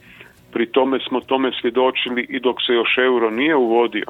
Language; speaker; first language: Croatian; native; Croatian